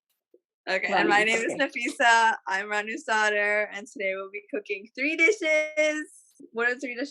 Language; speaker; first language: English; early bilingual, other home language; Bangla